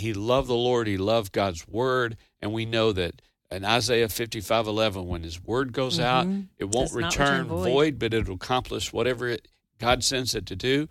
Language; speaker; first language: English; native; English